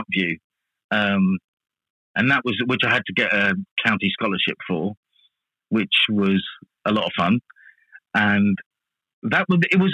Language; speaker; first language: English; native; English